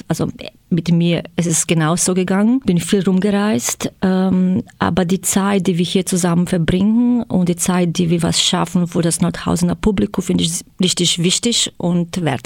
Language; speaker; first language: German; non-native, fluent; Croatian